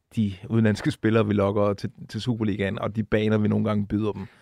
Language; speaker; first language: Danish; native; Danish